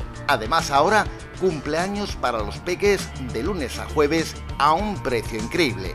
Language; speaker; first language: Spanish; native; Spanish